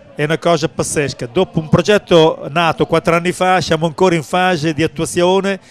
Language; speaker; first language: Italian; native; Italian